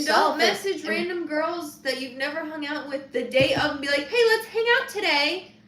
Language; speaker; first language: English; native; English